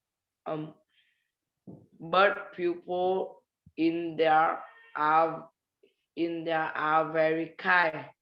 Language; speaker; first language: English; non-native, learner; Vietnamese